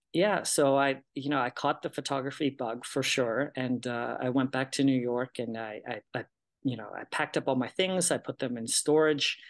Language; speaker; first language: English; early bilingual, other home language; Japanese